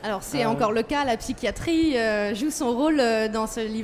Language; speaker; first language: French; native; French